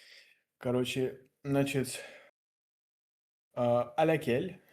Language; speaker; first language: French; non-native, learner; Russian